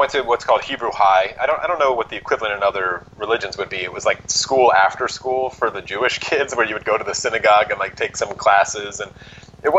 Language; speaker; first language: English; native; English